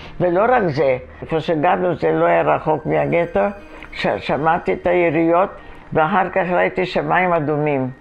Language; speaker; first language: Hebrew; non-native, fluent; Polish